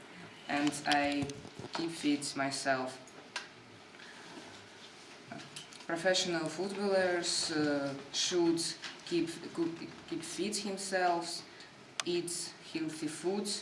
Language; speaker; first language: English; non-native, learner; Russian